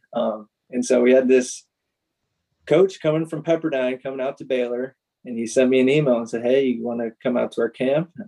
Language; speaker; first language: English; native; English